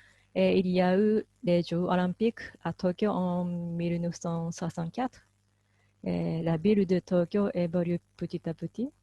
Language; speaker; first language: French; non-native, fluent; Japanese